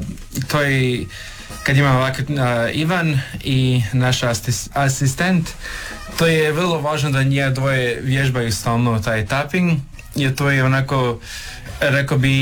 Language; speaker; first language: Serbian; early bilingual, heritage; English